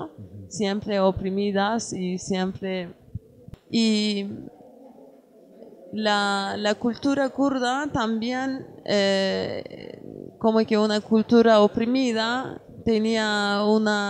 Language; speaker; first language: Spanish; non-native, learner; Kurdish